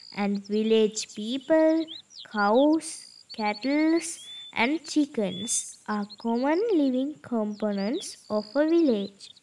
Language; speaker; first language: English; non-native, local second language; Sinhala